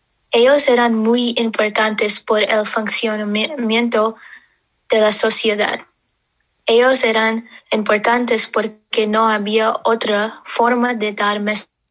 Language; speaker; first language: Spanish; non-native, learner; English